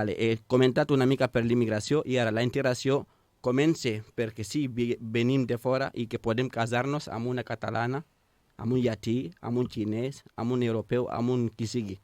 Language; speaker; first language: Catalan; non-native, fluent; Fula